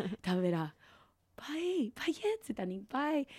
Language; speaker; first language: Basque; non-native, learner; English